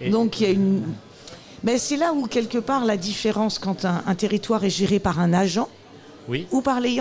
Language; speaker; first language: French; native; French